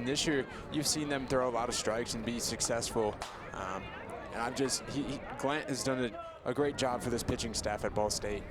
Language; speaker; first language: English; native; English